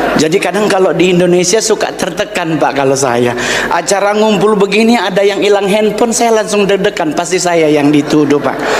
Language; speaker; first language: Indonesian; native; Indonesian